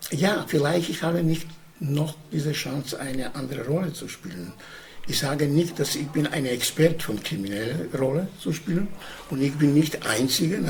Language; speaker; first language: German; non-native, learner; Romany